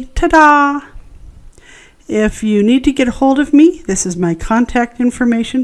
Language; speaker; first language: English; native; English